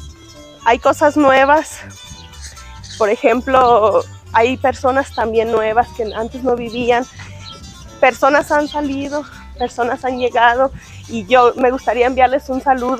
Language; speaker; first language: Spanish; native; Spanish